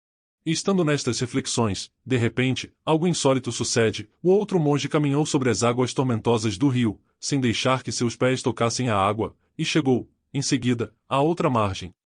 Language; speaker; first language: Portuguese; native; Portuguese